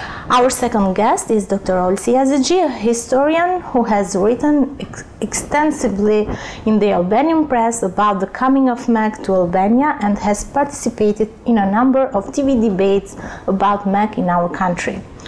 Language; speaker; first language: English; non-native, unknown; Albanian